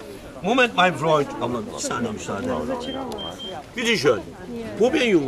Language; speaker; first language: Russian; non-native, learner; Turkish